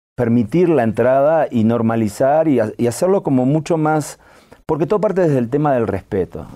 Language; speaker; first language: Spanish; native; Spanish